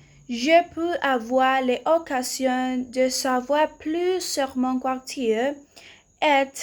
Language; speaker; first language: French; non-native, learner; Spanish